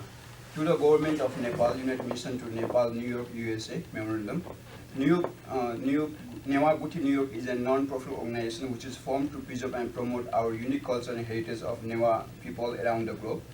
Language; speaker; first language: English; non-native, fluent; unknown